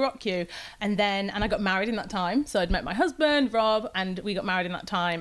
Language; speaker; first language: English; native; English